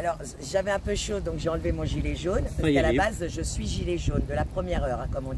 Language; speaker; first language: French; native; French